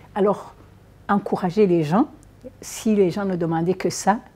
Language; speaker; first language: French; non-native, local second language; Kinyarwanda